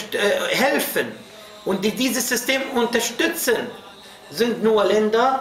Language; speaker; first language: German; non-native, fluent; Arabic